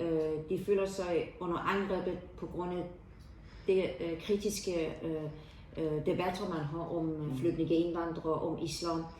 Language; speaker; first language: Danish; non-native, fluent; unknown